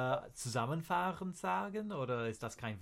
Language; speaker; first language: German; non-native, learner; English